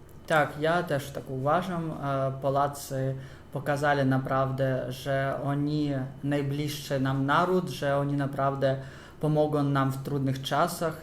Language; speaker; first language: Polish; non-native, fluent; Ukrainian